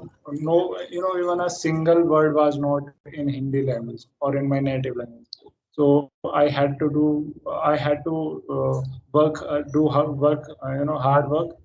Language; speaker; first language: English; non-native, fluent; Hindi